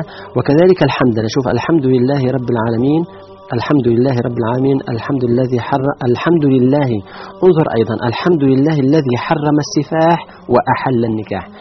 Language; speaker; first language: Arabic; native; Arabic